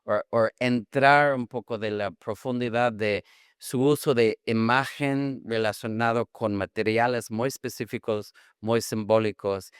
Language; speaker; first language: Spanish; non-native, fluent; English